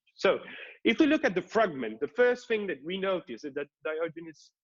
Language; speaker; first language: English; non-native, fluent; Italian